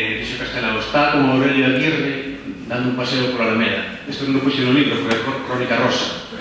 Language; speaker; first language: Galician; non-native, local second language; Spanish